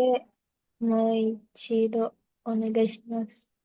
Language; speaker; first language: Japanese; non-native, learner; Indonesian